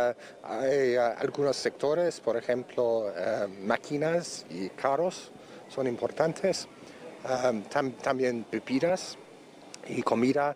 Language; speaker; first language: Spanish; non-native, fluent; English